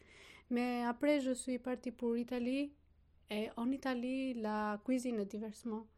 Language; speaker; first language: French; non-native, learner; Albanian